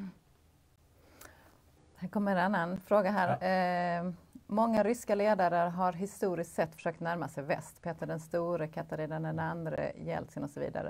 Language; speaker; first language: Swedish; native; Swedish